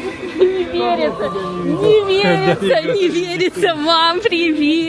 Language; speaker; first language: Russian; early bilingual, heritage; Russian